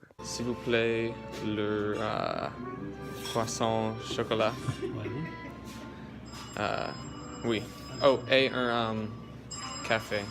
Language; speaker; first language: French; non-native, learner; English